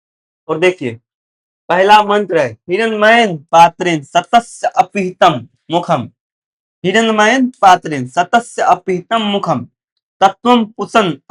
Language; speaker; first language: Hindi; native; Hindi